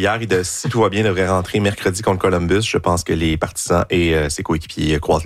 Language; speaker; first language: French; native; French